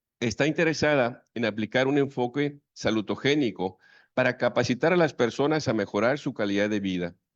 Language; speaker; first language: Spanish; native; Spanish